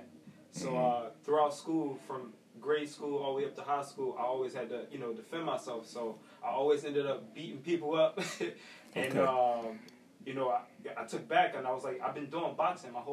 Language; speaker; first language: English; native; English